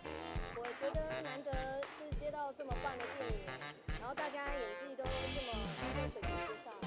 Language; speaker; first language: Chinese; native; Chinese